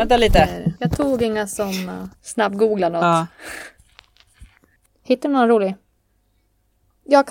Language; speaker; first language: Swedish; native; Swedish